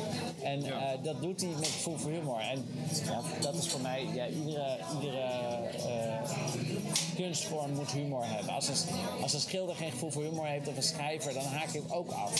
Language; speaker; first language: Dutch; native; Dutch